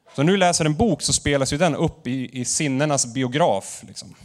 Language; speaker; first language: Swedish; native; Swedish